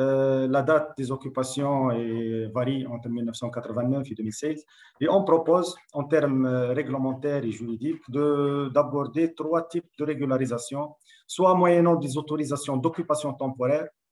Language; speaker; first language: French; non-native, local second language; Arabic